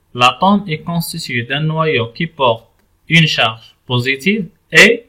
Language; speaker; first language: French; non-native, local second language; Arabic